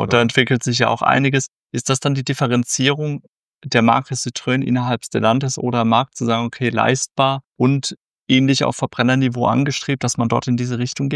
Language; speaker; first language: German; native; German